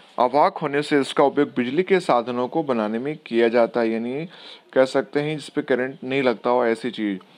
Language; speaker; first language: Hindi; non-native, local second language; Gujarati